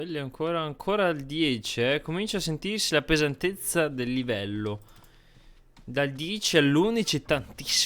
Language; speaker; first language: Italian; native; Italian